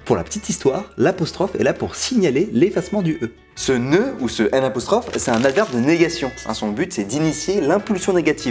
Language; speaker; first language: French; native; French